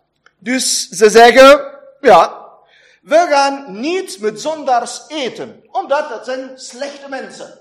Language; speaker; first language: Dutch; non-native, fluent; German